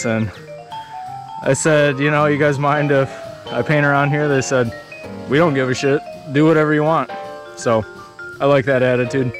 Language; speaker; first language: English; native; English